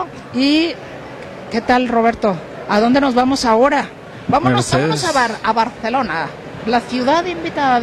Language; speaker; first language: Spanish; native; Spanish